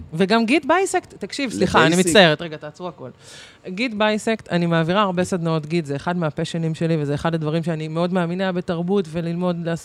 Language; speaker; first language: Hebrew; early bilingual, other home language; Arabic